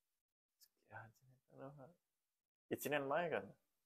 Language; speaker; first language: Japanese; non-native, fluent; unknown